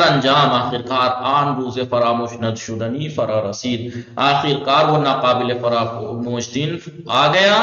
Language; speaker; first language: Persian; non-native, fluent; Urdu